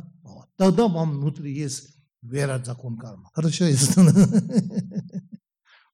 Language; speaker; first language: Russian; non-native, learner; Tibetan